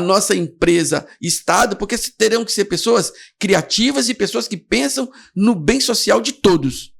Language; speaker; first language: Portuguese; native; Portuguese